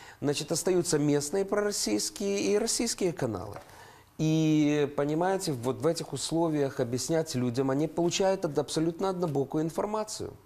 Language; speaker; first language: Russian; non-native, local second language; Ukrainian